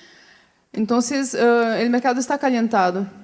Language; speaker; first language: Spanish; non-native, fluent; Portuguese